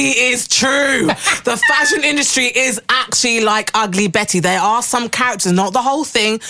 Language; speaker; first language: English; native; English